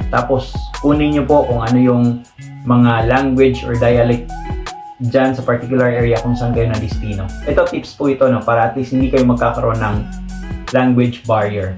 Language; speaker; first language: Filipino; non-native, local second language; Cebuano